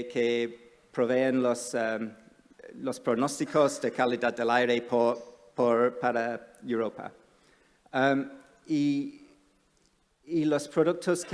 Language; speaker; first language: Spanish; non-native, fluent; English